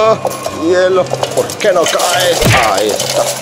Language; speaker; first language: Spanish; native; Spanish